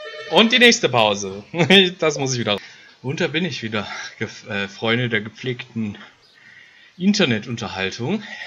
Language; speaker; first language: German; native; German